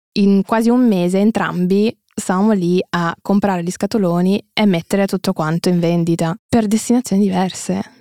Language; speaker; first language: Italian; early bilingual, other home language; Russian